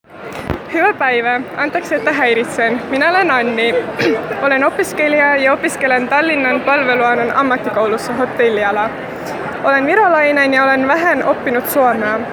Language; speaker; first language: Finnish; non-native, learner; Estonian